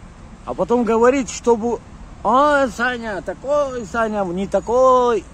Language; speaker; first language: Russian; non-native, learner; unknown